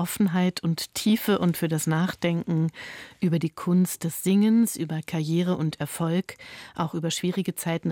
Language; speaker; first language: German; native; German